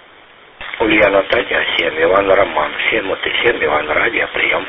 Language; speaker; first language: Russian; native; Russian